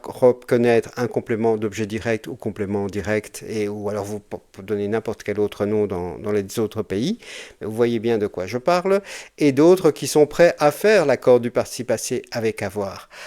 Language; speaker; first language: French; native; French